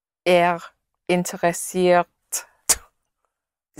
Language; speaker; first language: German; non-native, learner; English